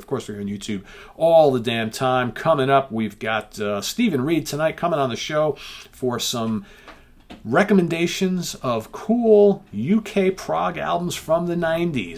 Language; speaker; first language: English; native; English